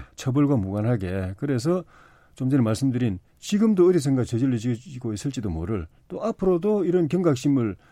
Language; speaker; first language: Korean; native; Korean